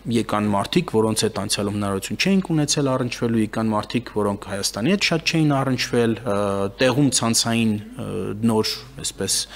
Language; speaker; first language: Armenian; early bilingual, heritage; Armenian